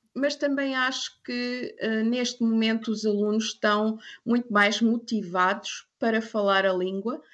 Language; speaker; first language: Portuguese; non-native, fluent; English